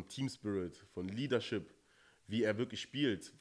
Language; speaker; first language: German; native; German